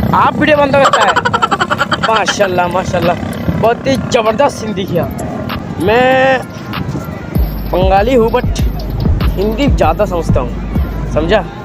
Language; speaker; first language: Hindi; non-native, learner; Bangla